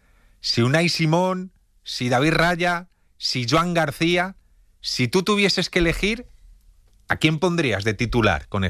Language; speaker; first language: Spanish; native; Spanish